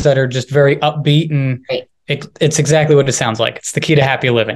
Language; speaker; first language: English; native; English